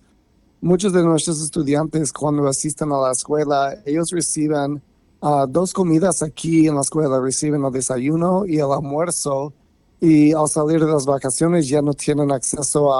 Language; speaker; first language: Spanish; non-native, fluent; English